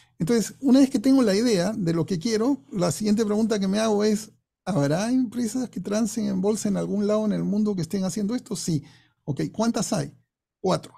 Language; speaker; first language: Spanish; non-native, fluent; English